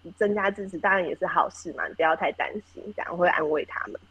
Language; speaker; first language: Chinese; native; Chinese